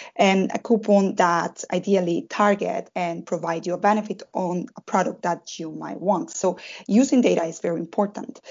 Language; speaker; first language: English; non-native, fluent; Spanish